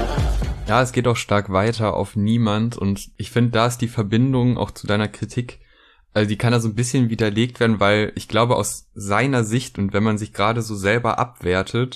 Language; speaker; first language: German; native; German